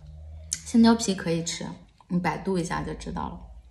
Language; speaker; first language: Chinese; native; Chinese